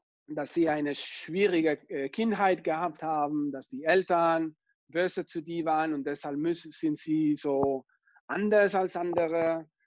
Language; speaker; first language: German; non-native, fluent; Spanish